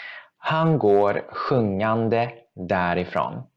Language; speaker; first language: Swedish; non-native, fluent; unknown